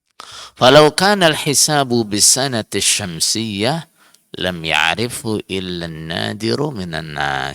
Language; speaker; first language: Arabic; non-native, fluent; Indonesian